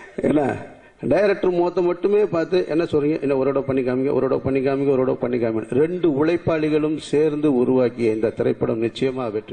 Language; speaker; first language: Tamil; native; Tamil